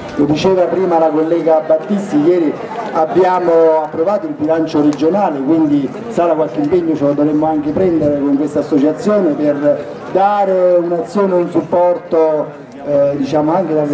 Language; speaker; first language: Italian; native; Italian